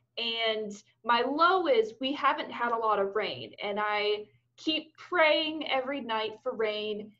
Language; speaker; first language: English; native; English